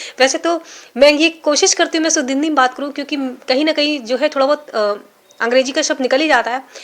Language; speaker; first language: Hindi; native; Hindi